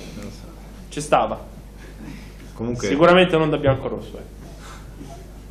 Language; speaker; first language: Italian; native; Italian